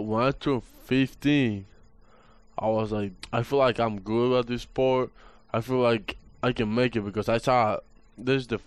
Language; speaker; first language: English; non-native, fluent; Spanish